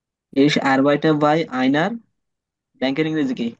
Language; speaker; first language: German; non-native, learner; Bangla